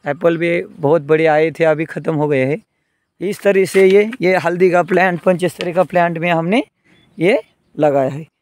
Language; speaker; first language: Hindi; non-native, local second language; Marathi